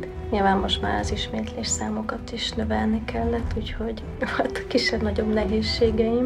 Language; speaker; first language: Hungarian; native; Hungarian